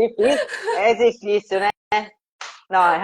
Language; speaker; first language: Portuguese; non-native, fluent; Japanese